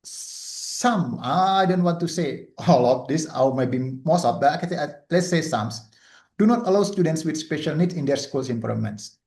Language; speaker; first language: English; non-native, learner; Indonesian